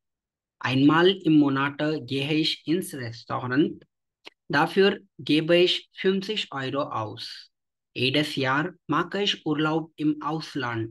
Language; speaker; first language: German; non-native, learner; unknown